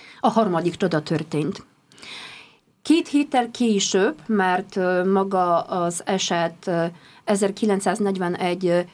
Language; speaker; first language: Hungarian; non-native, fluent; Polish